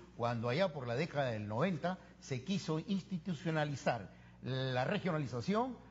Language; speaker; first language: Spanish; native; Spanish